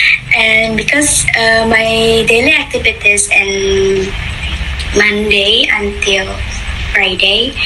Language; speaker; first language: English; non-native, fluent; Indonesian